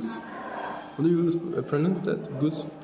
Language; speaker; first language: English; non-native, learner; French